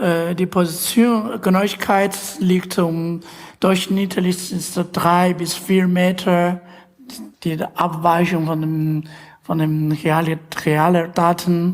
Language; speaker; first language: German; non-native, learner; Chinese